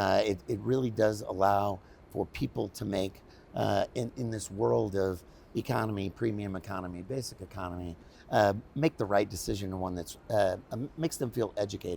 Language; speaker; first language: English; native; English